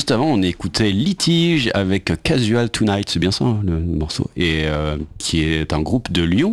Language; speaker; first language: French; native; French